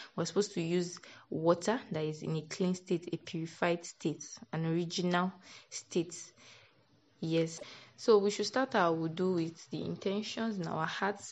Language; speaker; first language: English; non-native, local second language; Yoruba